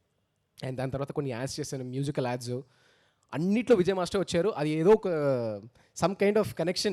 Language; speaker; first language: Telugu; early bilingual, heritage; Telugu